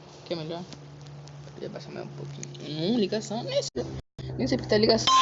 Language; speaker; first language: Portuguese; native; Portuguese